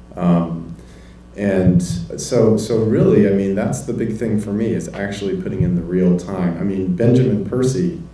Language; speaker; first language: English; native; English